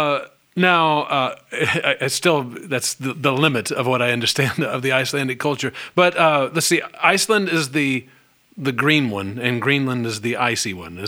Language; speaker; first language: English; native; English